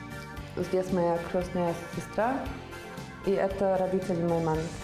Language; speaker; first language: Russian; non-native, learner; Serbian